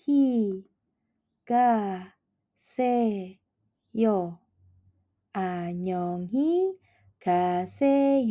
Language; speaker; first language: Korean; non-native, fluent; Indonesian